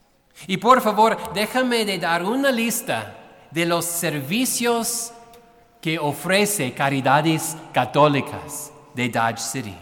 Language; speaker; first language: Spanish; non-native, fluent; English